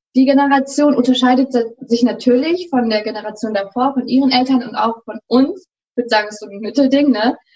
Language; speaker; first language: German; early bilingual, other home language; Turkish